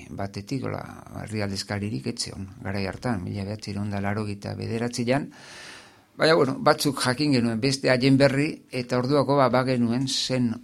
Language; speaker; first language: Basque; native; Basque